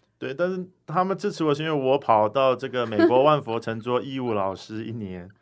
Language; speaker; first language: Chinese; early bilingual, heritage; Chinese